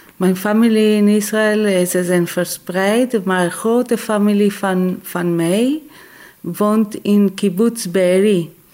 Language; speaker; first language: Dutch; non-native, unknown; Hebrew